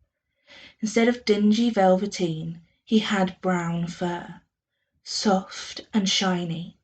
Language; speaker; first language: English; native; English